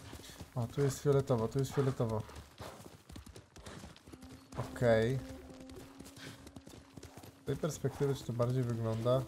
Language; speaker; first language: Polish; native; Polish